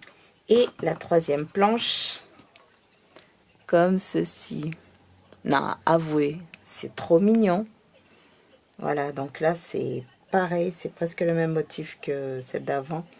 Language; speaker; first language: French; native; French